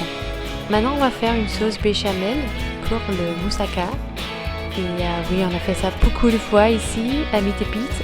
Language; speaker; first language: French; non-native, fluent; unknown